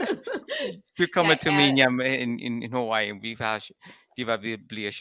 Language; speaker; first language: Danish; non-native, learner; English